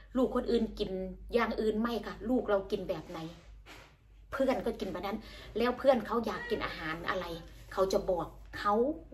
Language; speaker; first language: Thai; native; Thai